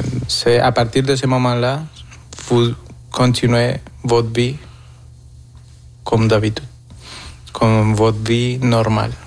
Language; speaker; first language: French; non-native, fluent; Spanish